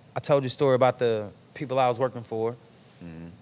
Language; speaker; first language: English; native; English